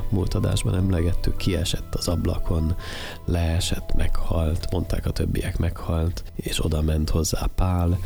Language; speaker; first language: Hungarian; native; Hungarian